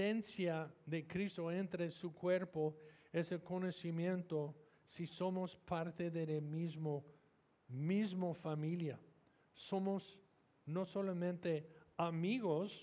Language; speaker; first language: Spanish; non-native, fluent; English